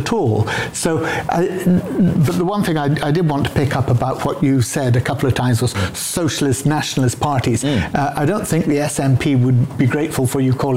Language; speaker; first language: English; native; English